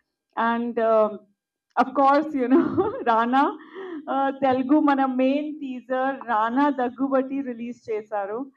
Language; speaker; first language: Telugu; non-native, local second language; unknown